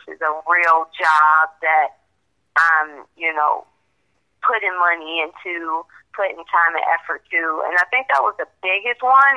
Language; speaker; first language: English; native; English